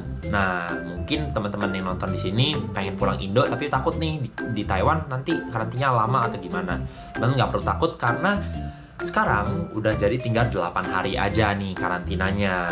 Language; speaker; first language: Indonesian; native; Indonesian